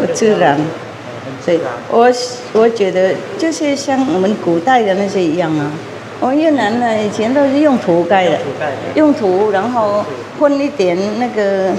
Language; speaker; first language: Chinese; non-native, fluent; Vietnamese